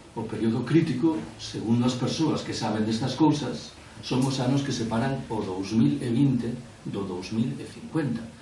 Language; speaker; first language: Galician; non-native, local second language; Spanish